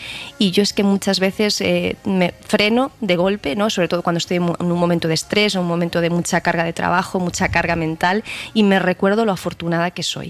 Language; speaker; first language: Spanish; native; Spanish